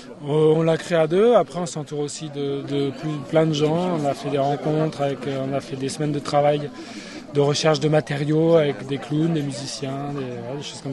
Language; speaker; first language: French; native; French